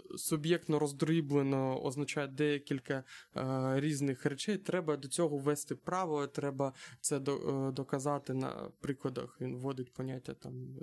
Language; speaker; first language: Ukrainian; non-native, local second language; Russian